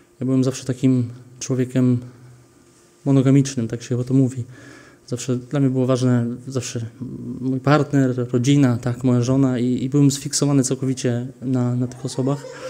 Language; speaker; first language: Polish; early bilingual, heritage; Polish